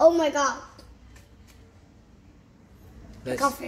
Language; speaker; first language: English; non-native, learner; Vietnamese